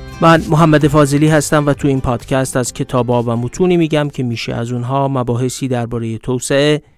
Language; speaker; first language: Persian; native; Persian